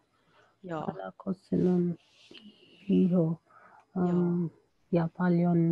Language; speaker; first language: Finnish; non-native, learner; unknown